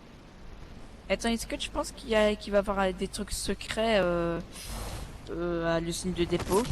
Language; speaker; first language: French; native; French